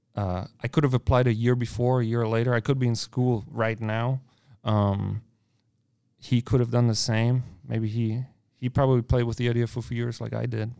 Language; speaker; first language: English; non-native, fluent; German